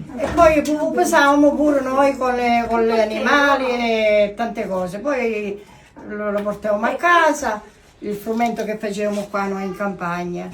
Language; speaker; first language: Italian; native; Italian